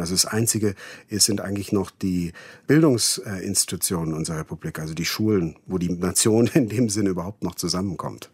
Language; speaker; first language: German; native; German